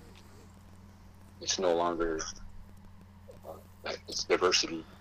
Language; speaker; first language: English; early bilingual, other home language; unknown